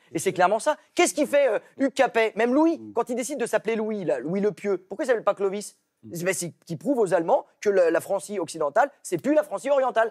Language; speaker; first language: French; native; French